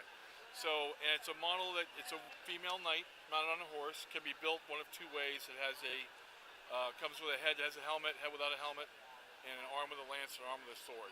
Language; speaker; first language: English; native; English